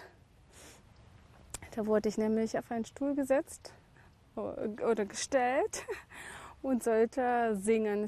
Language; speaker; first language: German; native; German